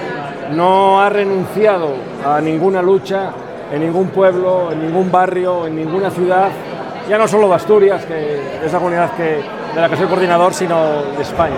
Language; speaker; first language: Spanish; native; Spanish